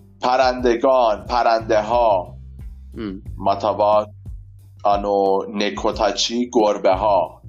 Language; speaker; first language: Japanese; non-native, learner; Persian